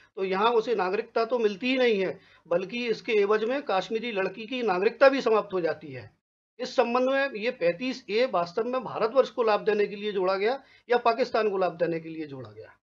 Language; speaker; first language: Hindi; native; Hindi